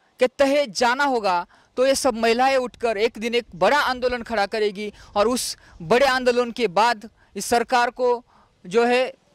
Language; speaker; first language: Hindi; non-native, local second language; Marathi